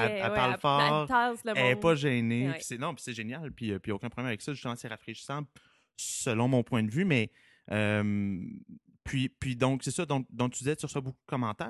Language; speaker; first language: French; native; French